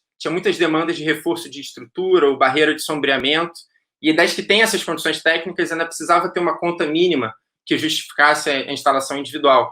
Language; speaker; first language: Portuguese; native; Portuguese